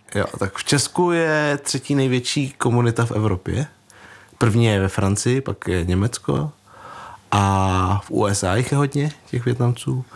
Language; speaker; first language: Czech; early bilingual, other home language; Vietnamese